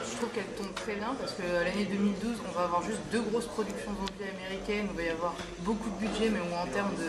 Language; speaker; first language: French; native; French